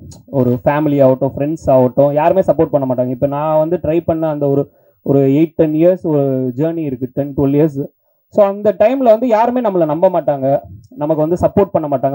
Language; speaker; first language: Tamil; native; Tamil